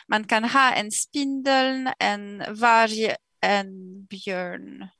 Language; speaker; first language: Swedish; non-native, fluent; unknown